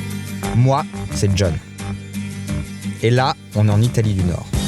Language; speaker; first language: French; native; French